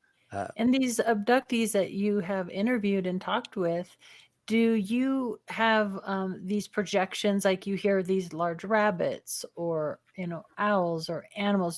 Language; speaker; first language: English; native; English